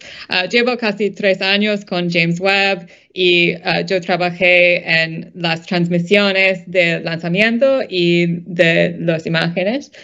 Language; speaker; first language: Spanish; non-native, fluent; English